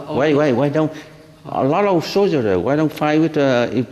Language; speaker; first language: English; non-native, learner; Vietnamese